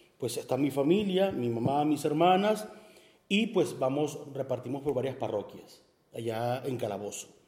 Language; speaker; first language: Spanish; native; Spanish